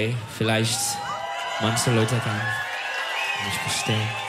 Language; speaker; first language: German; non-native, learner; Turkish